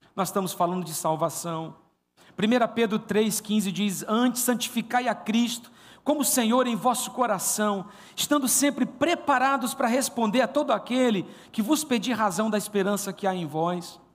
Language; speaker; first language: Portuguese; native; Portuguese